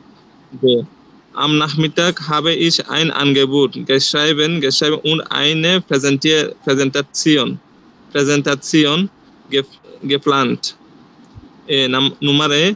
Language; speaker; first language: German; non-native, learner; Bangla